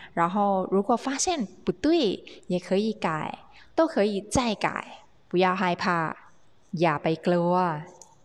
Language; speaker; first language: Chinese; non-native, fluent; Thai